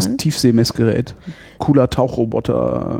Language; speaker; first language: German; native; German